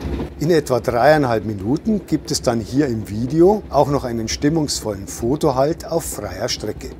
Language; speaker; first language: German; native; German